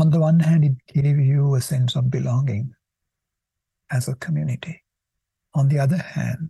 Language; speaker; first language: English; non-native, local second language; Sinhala